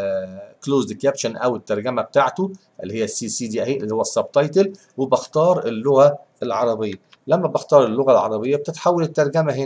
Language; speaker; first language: Arabic; native; Arabic